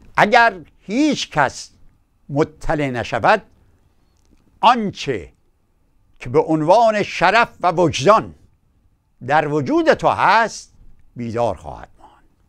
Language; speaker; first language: Persian; native; Persian